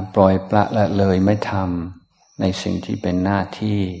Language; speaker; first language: Thai; non-native, fluent; English